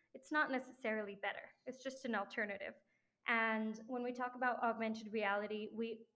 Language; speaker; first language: English; non-native, fluent; French